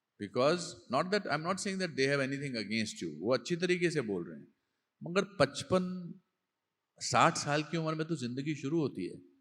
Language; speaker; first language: Hindi; native; Hindi